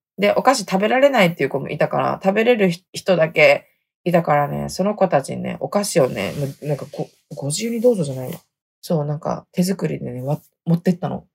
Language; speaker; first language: Japanese; native; Japanese